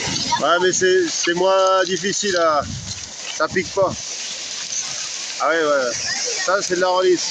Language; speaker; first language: French; native; French